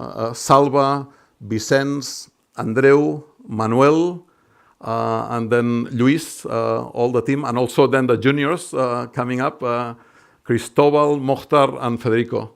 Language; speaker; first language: English; non-native, fluent; Catalan